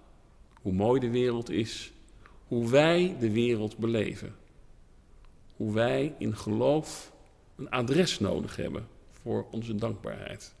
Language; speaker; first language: Dutch; native; Dutch